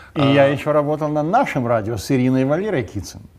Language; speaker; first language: Russian; non-native, local second language; Ukrainian